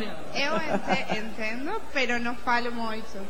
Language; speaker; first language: Portuguese; non-native, learner; Spanish